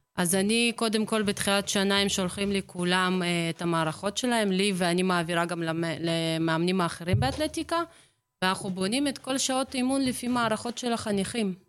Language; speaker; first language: Hebrew; early bilingual, other home language; Russian